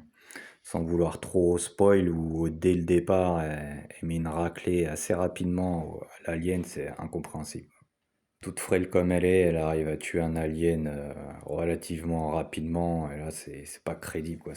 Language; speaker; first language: French; native; French